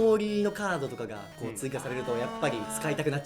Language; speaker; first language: Japanese; native; Japanese